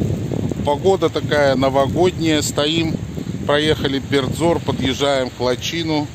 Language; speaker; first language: Russian; native; Russian